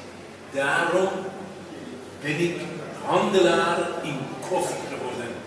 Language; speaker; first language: Dutch; non-native, fluent; Persian